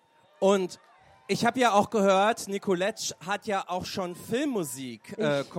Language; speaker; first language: German; native; German